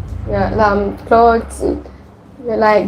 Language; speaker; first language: English; non-native, learner; Sinhala